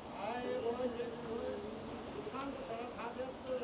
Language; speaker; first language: Korean; native; Korean